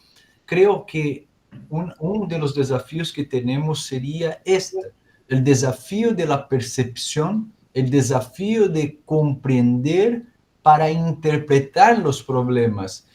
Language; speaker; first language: Spanish; non-native, learner; Portuguese